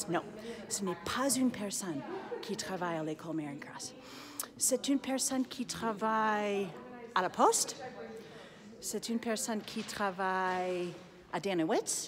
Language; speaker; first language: French; non-native, fluent; English